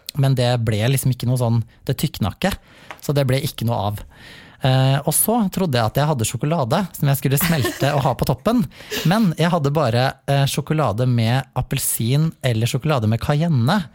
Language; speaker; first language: Norwegian; native; Norwegian